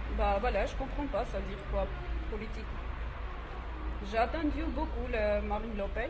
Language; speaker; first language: French; non-native, learner; Armenian